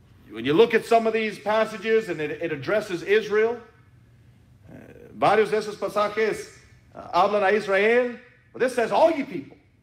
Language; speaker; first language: English; native; English